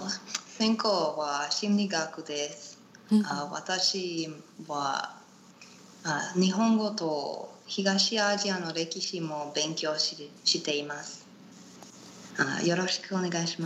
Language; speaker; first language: Japanese; non-native, learner; Spanish